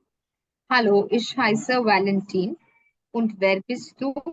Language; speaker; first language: German; non-native, learner; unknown